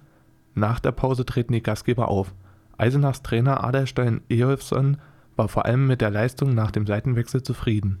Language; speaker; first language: German; native; German